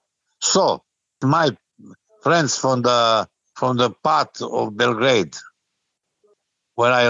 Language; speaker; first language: English; non-native, learner; Serbian